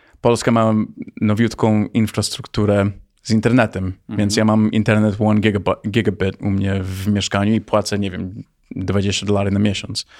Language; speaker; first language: Polish; early bilingual, heritage; Polish